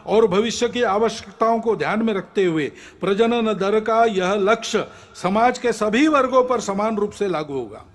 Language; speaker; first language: Hindi; non-native, local second language; Marathi